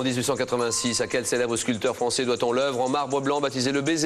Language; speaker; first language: French; native; French